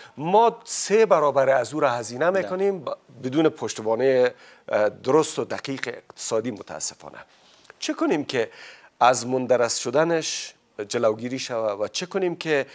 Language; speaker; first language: Persian; native; Persian